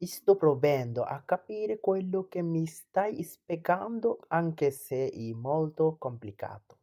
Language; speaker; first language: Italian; non-native, learner; Bangla